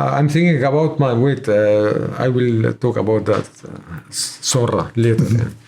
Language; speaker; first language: English; non-native, learner; Arabic